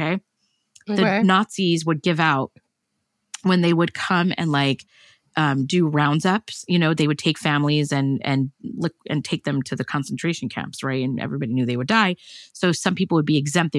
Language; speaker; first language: English; native; English